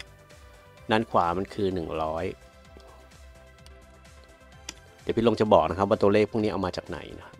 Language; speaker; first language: Thai; native; Thai